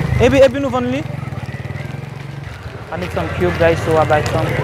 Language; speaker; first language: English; non-native, fluent; Haitian Creole